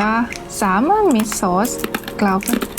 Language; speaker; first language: German; non-native, learner; Thai